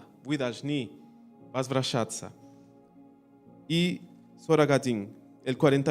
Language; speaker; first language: Russian; non-native, learner; Spanish